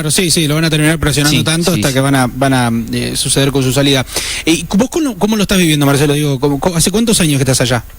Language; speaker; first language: Spanish; native; Spanish